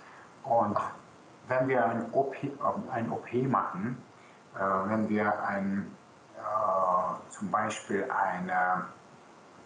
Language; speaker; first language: German; non-native, local second language; Hungarian